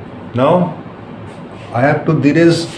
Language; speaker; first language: English; non-native, local second language; Bangla